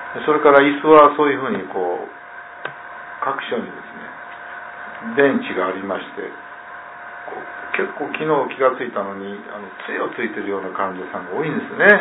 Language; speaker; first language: Japanese; native; Japanese